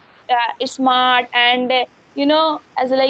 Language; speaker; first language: English; non-native, learner; Hindi